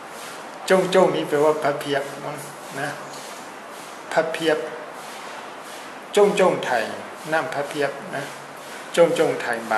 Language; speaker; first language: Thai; non-native, fluent; Burmese